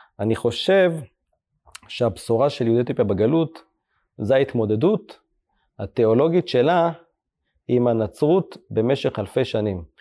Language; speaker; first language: Hebrew; early bilingual, other home language; Amharic